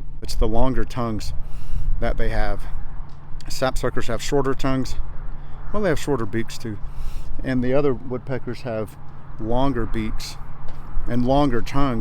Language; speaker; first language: English; native; English